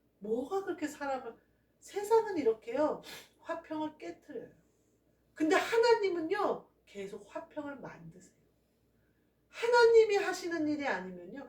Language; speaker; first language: Korean; native; Korean